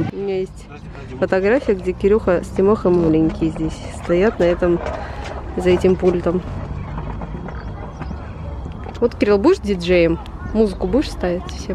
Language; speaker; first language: Russian; native; Russian